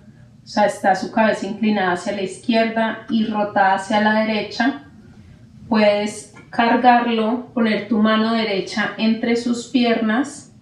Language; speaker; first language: Spanish; native; Spanish